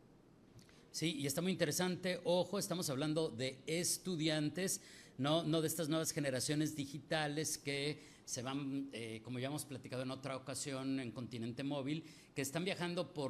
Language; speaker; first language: Spanish; native; Spanish